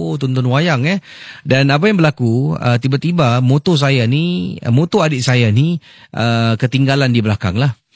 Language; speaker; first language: Malay; native; Malay